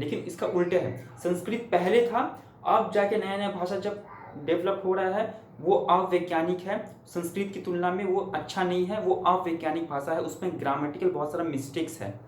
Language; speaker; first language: Hindi; native; Hindi